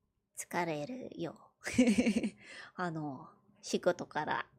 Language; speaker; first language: Japanese; non-native, learner; Filipino